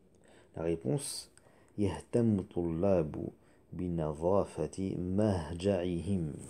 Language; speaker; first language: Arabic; non-native, fluent; French